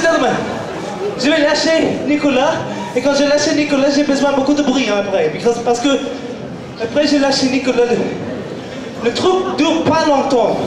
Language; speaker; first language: French; non-native, fluent; English